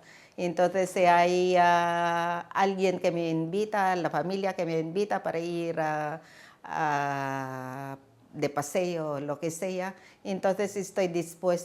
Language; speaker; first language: Spanish; non-native, learner; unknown